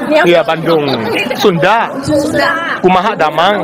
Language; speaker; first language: Indonesian; native; Indonesian